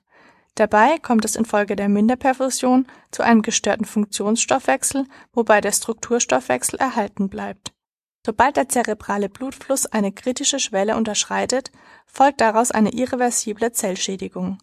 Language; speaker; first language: German; native; German